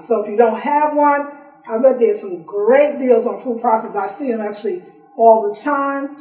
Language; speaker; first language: English; native; English